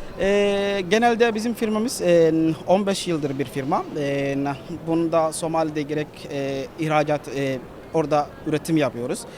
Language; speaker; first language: Turkish; non-native, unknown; Somali